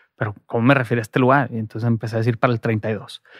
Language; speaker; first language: Spanish; native; Spanish